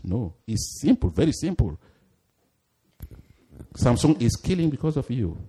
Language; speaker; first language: English; non-native, fluent; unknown